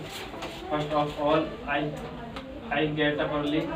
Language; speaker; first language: English; non-native, learner; Hindi